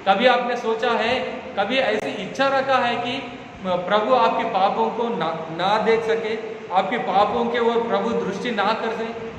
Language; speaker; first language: Hindi; non-native, local second language; Telugu